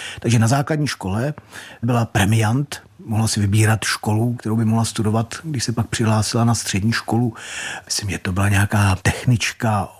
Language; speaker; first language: Czech; native; Czech